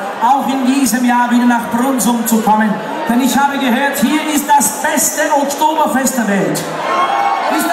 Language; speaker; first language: German; native; German